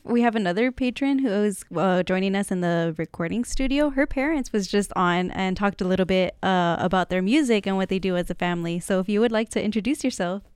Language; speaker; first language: English; early bilingual, other home language; Spanish